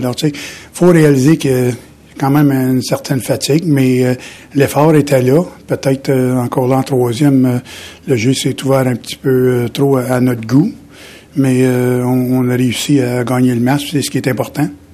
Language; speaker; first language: French; native; French